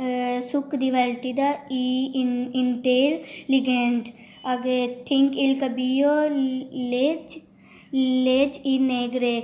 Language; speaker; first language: Catalan; non-native, learner; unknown